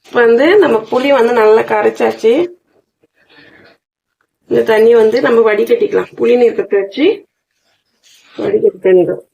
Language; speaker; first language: Tamil; native; Tamil